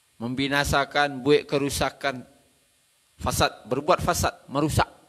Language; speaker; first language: Malay; non-native, local second language; Minangkabau